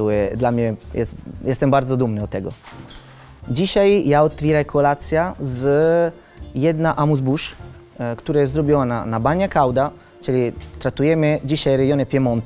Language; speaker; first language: Polish; non-native, learner; Italian